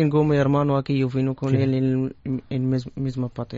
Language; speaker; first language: Spanish; non-native, learner; Arabic